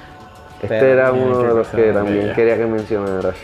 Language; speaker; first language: Spanish; native; Spanish